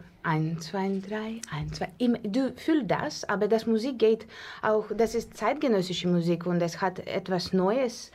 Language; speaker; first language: German; non-native, fluent; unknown